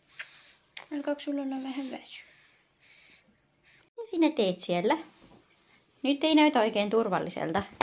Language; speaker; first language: Finnish; native; Finnish